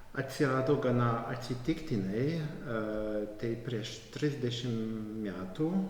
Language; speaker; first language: Lithuanian; non-native, fluent; French